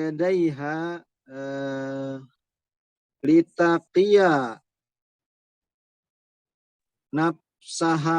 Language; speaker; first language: Arabic; non-native, learner; Indonesian